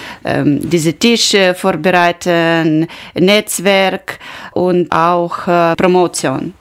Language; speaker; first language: German; non-native, learner; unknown